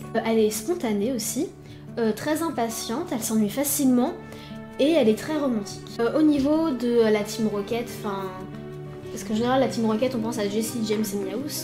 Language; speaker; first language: French; native; French